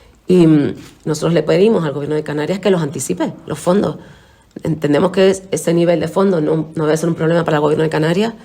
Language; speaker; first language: Spanish; native; Spanish